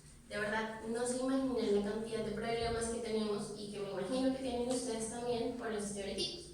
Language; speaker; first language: Spanish; native; Spanish